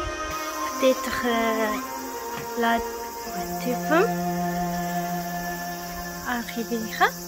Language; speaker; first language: French; non-native, learner; Japanese